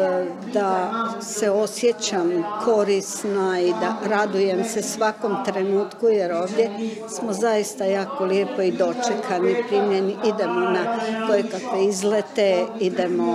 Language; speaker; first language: Croatian; native; Croatian